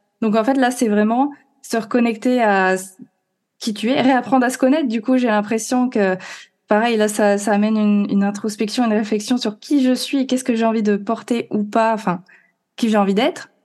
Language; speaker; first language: French; native; French